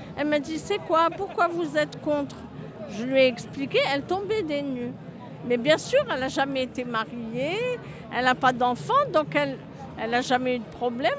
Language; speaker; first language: French; non-native, local second language; Arabic